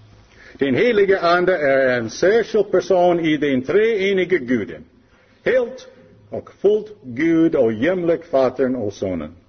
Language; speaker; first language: Swedish; non-native, learner; English